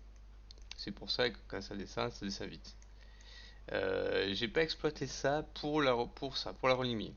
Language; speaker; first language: French; native; French